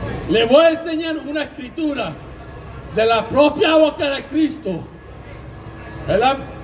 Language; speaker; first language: Spanish; early bilingual, heritage; Spanish